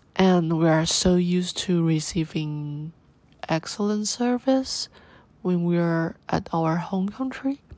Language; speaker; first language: English; non-native, learner; Chinese